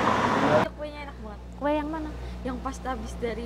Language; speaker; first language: Indonesian; non-native, learner; Spanish